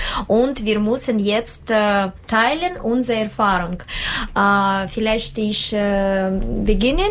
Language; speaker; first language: German; non-native, learner; Russian